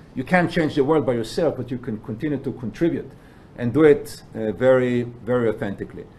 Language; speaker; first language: English; non-native, fluent; Hebrew